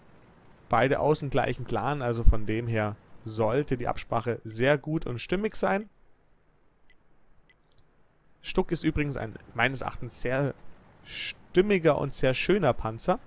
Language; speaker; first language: German; native; German